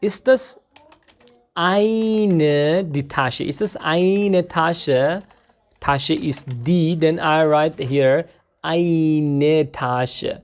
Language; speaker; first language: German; non-native, learner; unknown